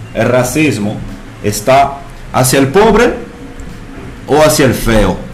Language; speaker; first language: Spanish; non-native, fluent; French